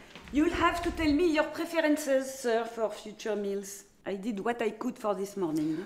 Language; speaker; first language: English; non-native, fluent; French